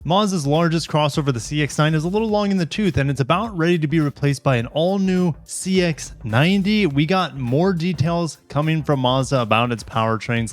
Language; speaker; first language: English; native; English